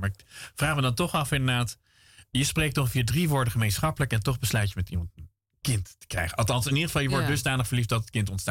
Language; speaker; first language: Dutch; native; Dutch